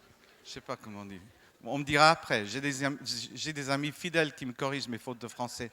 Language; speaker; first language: French; non-native, fluent; English